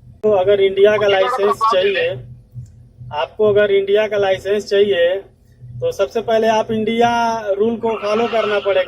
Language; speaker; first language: Hindi; native; Hindi